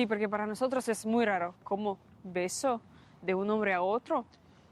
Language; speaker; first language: Spanish; non-native, fluent; Russian